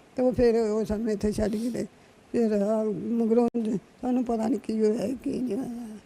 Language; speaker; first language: Punjabi; native; Punjabi